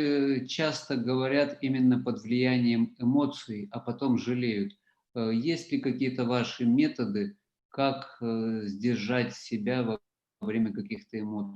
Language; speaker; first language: Russian; native; Russian